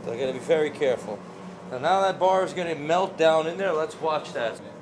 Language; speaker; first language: English; early bilingual, other home language; Russian